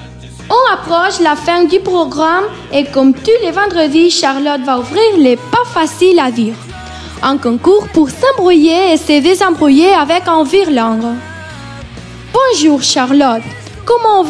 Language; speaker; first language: French; non-native, learner; Spanish